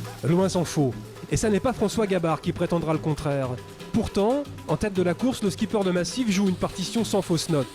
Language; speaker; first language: French; native; French